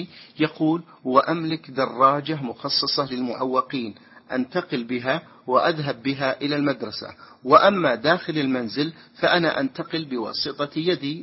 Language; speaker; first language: Arabic; native; Arabic